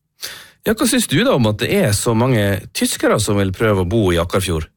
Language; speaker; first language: Norwegian; non-native, fluent; German